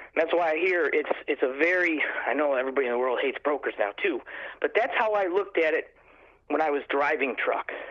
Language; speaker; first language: English; native; English